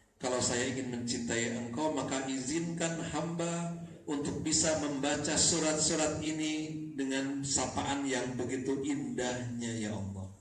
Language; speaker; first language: Indonesian; non-native, local second language; Sundanese